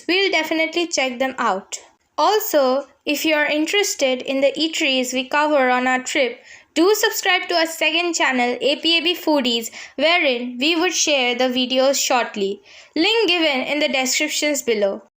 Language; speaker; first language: English; non-native, local second language; Bangla